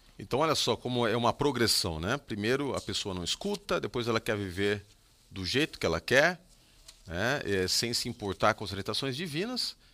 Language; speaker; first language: Portuguese; native; Portuguese